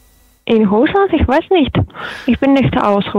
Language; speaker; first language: German; non-native, learner; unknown